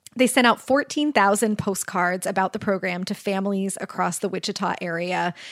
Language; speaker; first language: English; native; English